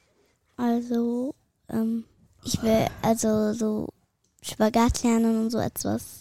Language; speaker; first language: German; early bilingual, other home language; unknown